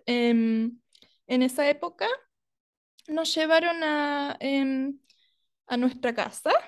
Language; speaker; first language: Spanish; early bilingual, heritage; Spanish